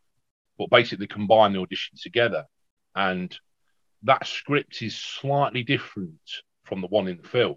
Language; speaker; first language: English; native; English